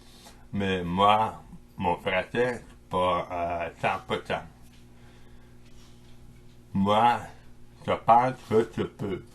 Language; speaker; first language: French; non-native, local second language; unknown